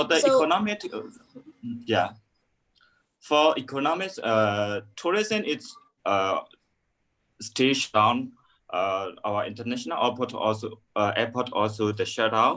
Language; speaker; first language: English; non-native, learner; Burmese